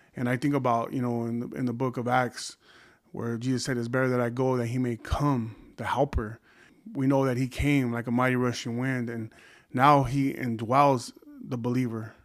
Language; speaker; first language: English; native; English